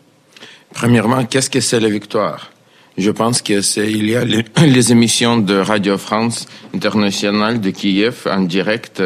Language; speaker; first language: French; non-native, fluent; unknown